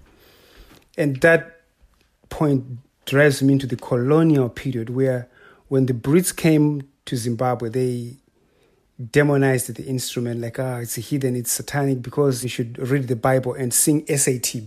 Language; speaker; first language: English; non-native, local second language; Shona